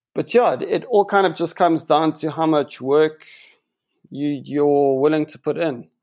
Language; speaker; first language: English; native; English